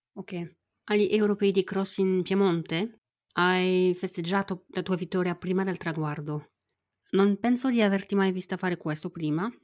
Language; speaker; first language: Italian; non-native, fluent; French